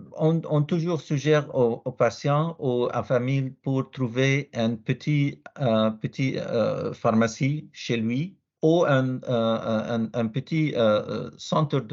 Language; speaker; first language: French; non-native, learner; Arabic